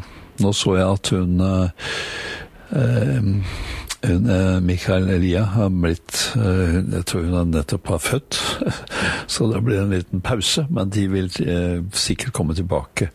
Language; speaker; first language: Norwegian; native; Norwegian